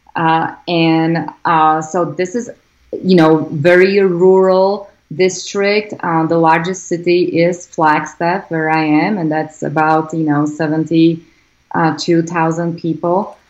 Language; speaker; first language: English; non-native, fluent; Slovak